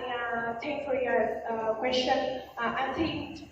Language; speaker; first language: English; non-native, learner; Vietnamese